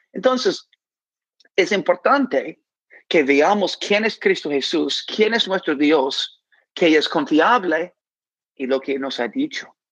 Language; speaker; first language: Spanish; non-native, fluent; English